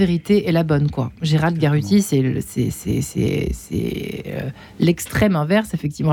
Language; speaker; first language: French; native; French